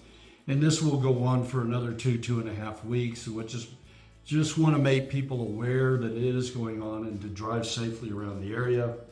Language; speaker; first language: English; native; English